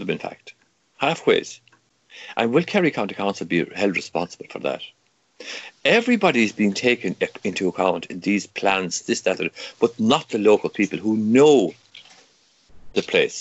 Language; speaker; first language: English; non-native, local second language; Irish